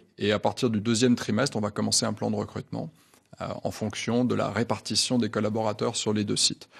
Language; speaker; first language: French; native; French